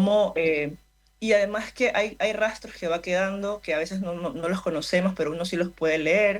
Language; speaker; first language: Spanish; native; Spanish